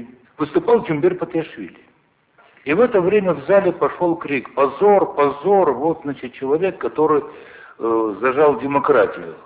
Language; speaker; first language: Russian; non-native, local second language; Ossetic